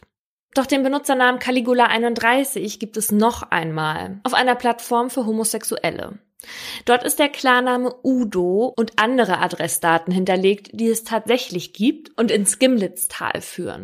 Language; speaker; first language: German; native; German